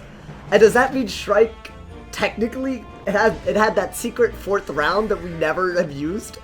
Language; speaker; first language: English; native; English